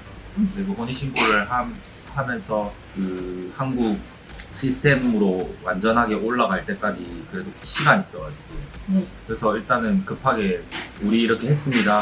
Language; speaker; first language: Korean; native; Korean